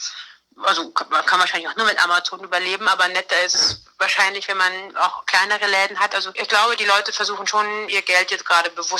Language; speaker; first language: German; native; German